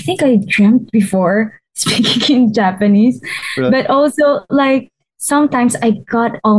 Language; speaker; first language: English; non-native, local second language; Filipino